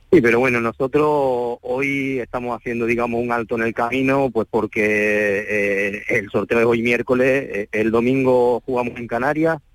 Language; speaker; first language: Spanish; native; Spanish